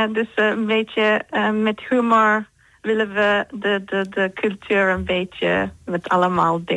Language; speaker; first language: Dutch; non-native, fluent; Turkish